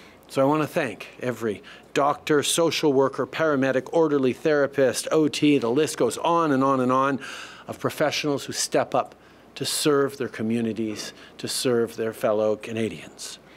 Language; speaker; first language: English; native; English